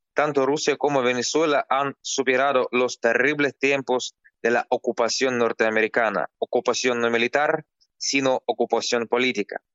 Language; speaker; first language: Spanish; non-native, fluent; Russian